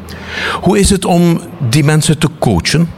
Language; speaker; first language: Dutch; native; Dutch